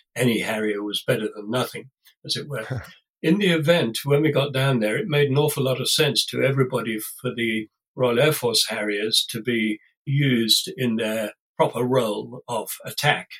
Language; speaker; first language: English; native; English